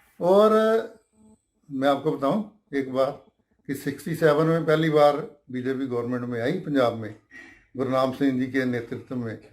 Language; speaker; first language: Hindi; non-native, local second language; Punjabi